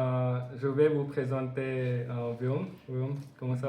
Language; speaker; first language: French; non-native, learner; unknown